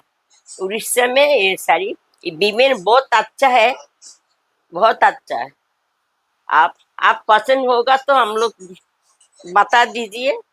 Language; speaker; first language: Hindi; non-native, local second language; Bangla